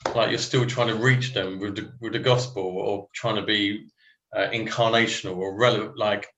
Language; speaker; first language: English; native; English